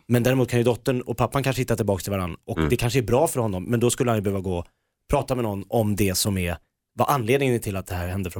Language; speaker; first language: Swedish; native; Swedish